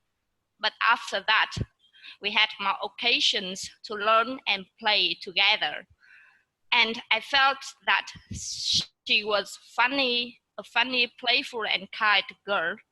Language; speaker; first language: English; non-native, learner; Vietnamese